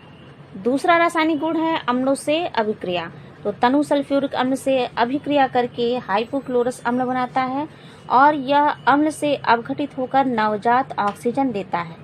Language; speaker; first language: Hindi; native; Hindi